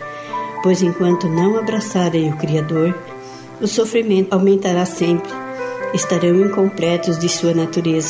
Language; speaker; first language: Portuguese; native; Portuguese